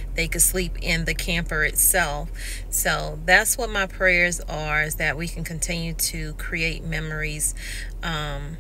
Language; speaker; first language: English; native; English